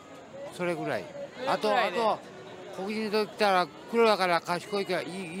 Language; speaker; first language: Japanese; native; Japanese